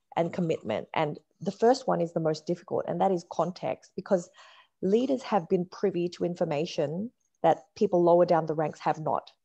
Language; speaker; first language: English; native; English